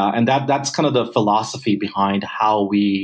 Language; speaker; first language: English; non-native, local second language; Punjabi